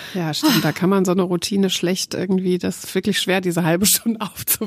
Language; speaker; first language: German; native; German